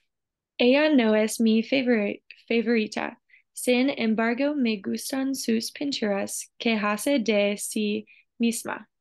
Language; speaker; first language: Spanish; non-native, learner; English